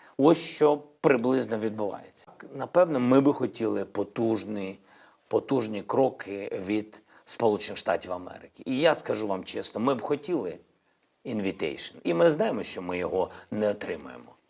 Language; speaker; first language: Ukrainian; non-native, local second language; Russian